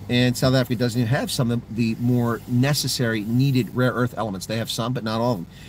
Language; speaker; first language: English; native; English